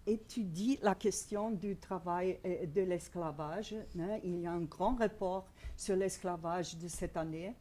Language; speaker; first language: French; non-native, fluent; Portuguese